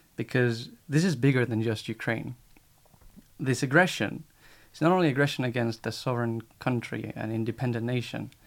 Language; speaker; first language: English; non-native, fluent; Spanish